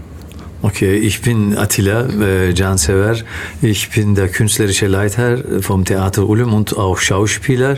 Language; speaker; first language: German; non-native, fluent; Turkish